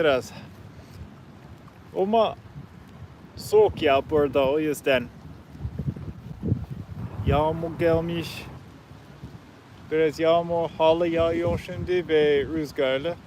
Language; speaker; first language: Turkish; non-native, learner; English